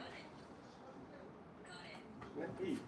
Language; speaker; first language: Japanese; non-native, learner; English